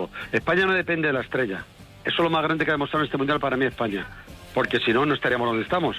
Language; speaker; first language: Spanish; native; Spanish